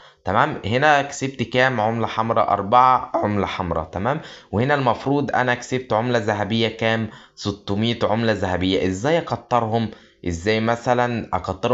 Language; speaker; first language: Arabic; native; Arabic